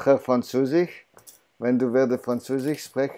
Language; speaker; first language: German; non-native, learner; French